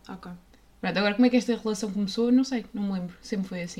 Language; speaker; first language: Portuguese; native; Portuguese